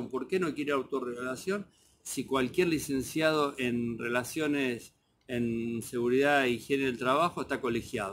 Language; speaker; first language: Spanish; native; Spanish